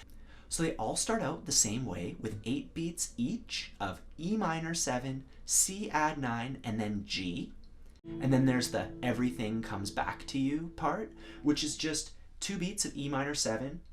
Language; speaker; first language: English; native; English